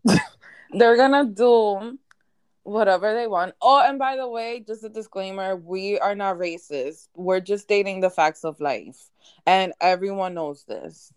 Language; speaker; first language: English; early bilingual, other home language; Spanish